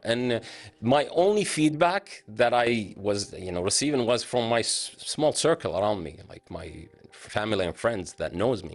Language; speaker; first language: English; non-native, fluent; Arabic